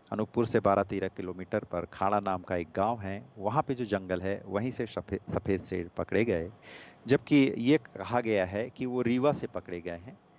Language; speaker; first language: Hindi; non-native, local second language; Gujarati